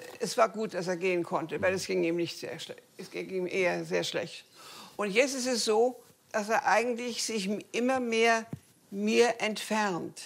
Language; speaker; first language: German; native; German